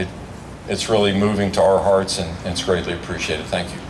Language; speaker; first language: English; native; English